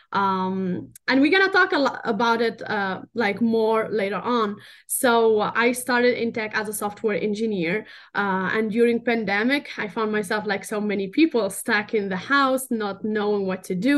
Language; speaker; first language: English; non-native, fluent; Arabic